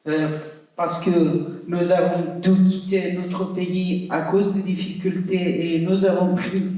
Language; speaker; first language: French; non-native, fluent; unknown